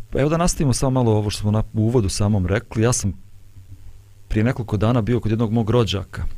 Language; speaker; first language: Bosnian; native; Bosnian